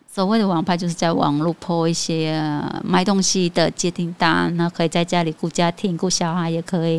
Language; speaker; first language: Chinese; non-native, fluent; Khmer